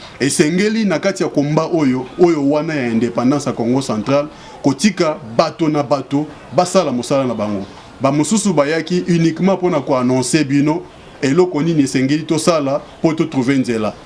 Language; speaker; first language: Lingala; non-native, local second language; Kongo